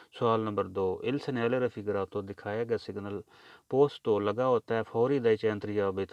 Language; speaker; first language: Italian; non-native, learner; Urdu